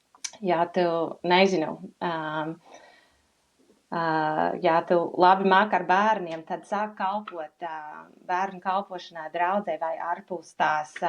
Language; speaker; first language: Latvian; non-native, fluent; English